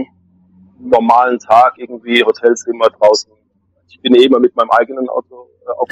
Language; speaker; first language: German; native; German